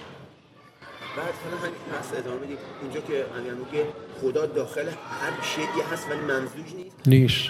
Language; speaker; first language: Persian; native; Persian